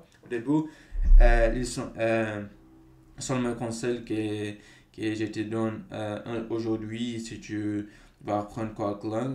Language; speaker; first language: French; non-native, fluent; Portuguese